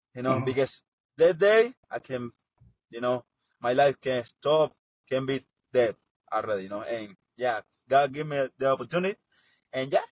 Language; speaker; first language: English; non-native, learner; Spanish